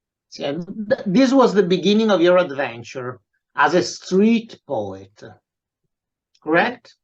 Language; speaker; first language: English; non-native, fluent; Italian